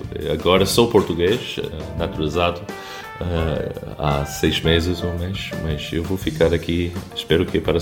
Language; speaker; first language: Portuguese; non-native, fluent; English